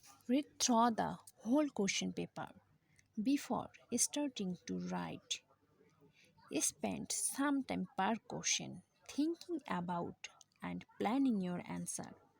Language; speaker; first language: English; non-native, local second language; Bangla